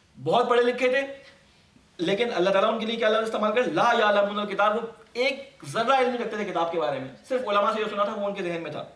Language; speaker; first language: Urdu; native; Urdu